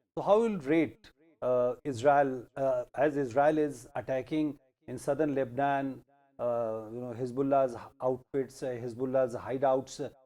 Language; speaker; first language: English; non-native, local second language; Hindi